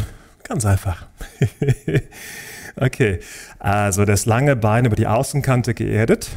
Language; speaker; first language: German; native; German